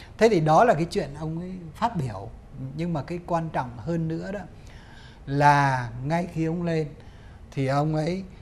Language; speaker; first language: Vietnamese; native; Vietnamese